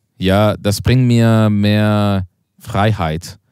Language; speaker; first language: German; non-native, learner; Spanish